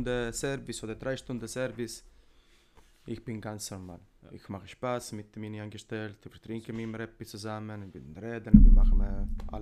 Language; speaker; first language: German; non-native, learner; Italian